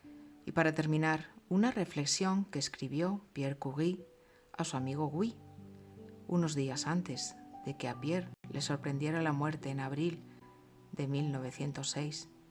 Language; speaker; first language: Spanish; native; Spanish